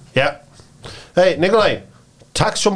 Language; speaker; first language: Danish; non-native, learner; Icelandic